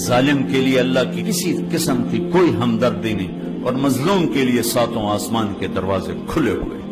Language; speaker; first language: Urdu; non-native, local second language; Punjabi